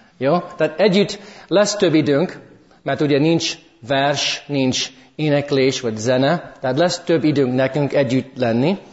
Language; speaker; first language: Hungarian; early bilingual, heritage; English